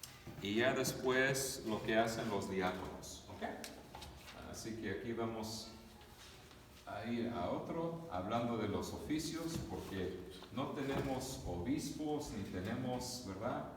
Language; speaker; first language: Spanish; early bilingual, other home language; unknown